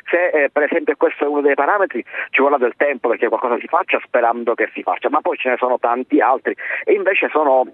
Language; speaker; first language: Italian; native; Italian